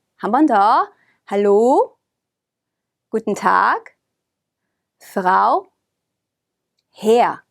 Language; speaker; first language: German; non-native, fluent; Korean